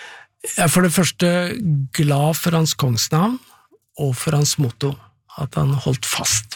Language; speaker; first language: Norwegian; native; Norwegian